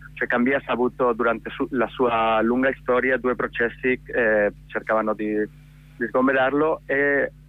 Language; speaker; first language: Italian; non-native, fluent; Catalan